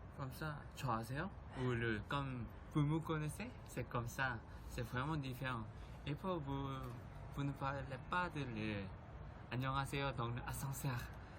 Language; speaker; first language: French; non-native, learner; Korean